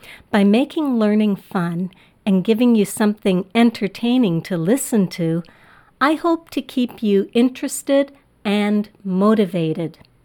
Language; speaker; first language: English; native; English